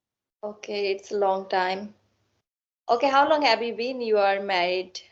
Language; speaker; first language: English; non-native, learner; Assamese